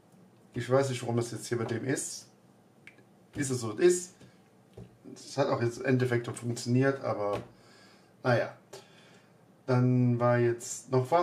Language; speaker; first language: German; native; German